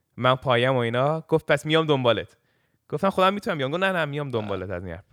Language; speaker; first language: Persian; early bilingual, heritage; Persian